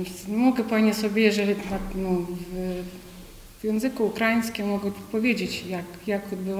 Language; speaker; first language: Polish; non-native, fluent; Ukrainian